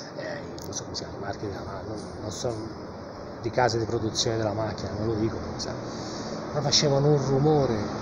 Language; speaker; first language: Italian; native; Italian